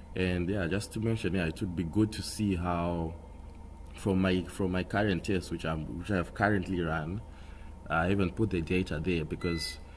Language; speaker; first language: English; non-native, local second language; Shona